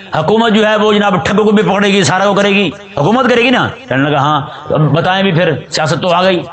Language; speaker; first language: Urdu; non-native, local second language; Punjabi